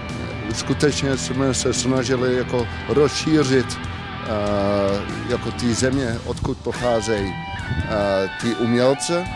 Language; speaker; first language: Czech; non-native, fluent; Dutch